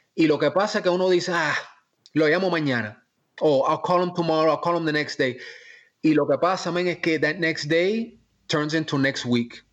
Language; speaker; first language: Spanish; early bilingual, heritage; Spanish